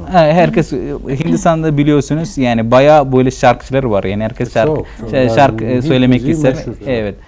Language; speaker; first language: Turkish; non-native, fluent; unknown